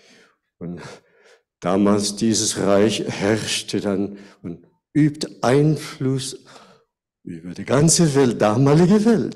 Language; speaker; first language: German; non-native, fluent; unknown